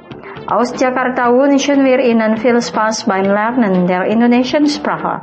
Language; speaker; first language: German; non-native, fluent; Indonesian